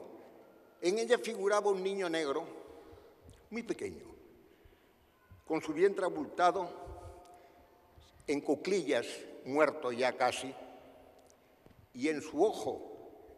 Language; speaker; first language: Spanish; native; Spanish